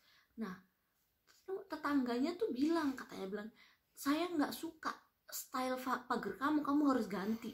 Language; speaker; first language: Indonesian; non-native, local second language; Javanese